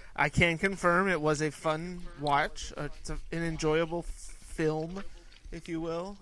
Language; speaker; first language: English; native; English